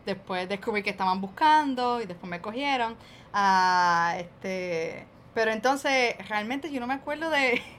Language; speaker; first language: Spanish; early bilingual, heritage; Spanish